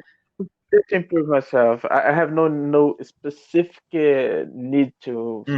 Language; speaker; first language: English; non-native, learner; Portuguese